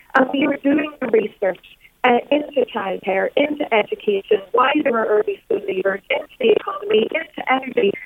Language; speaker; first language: English; native; English